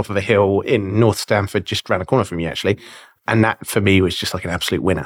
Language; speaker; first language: English; native; English